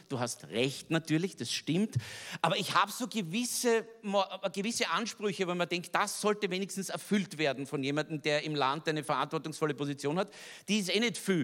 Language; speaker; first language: German; native; German